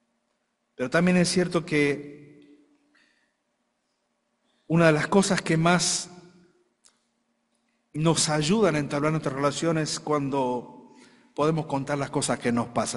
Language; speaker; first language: Spanish; native; Spanish